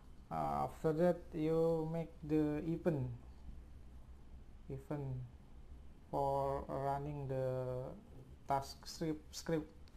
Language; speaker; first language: English; non-native, learner; Indonesian